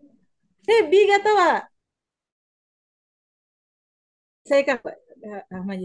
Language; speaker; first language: Japanese; non-native, learner; Indonesian